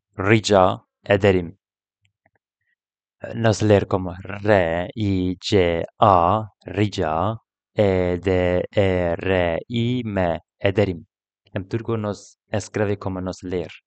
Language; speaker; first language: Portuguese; non-native, learner; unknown